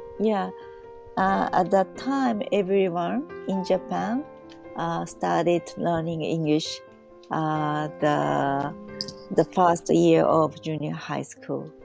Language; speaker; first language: English; non-native, learner; Japanese